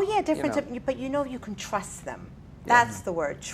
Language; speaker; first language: English; native; English